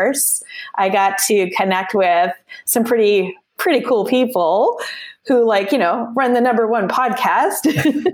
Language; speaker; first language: English; native; English